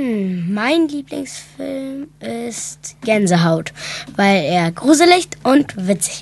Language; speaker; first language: German; native; German